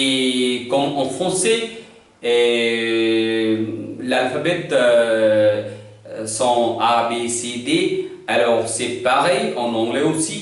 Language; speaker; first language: French; non-native, learner; Hindi